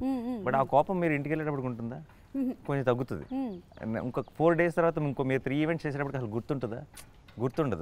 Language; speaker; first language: Telugu; native; Telugu